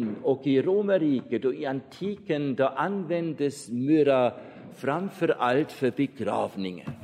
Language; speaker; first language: Swedish; non-native, fluent; German